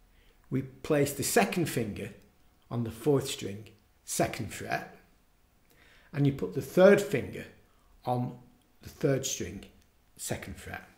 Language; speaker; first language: English; native; English